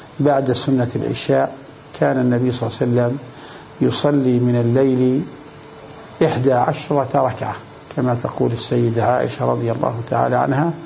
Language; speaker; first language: Arabic; native; Arabic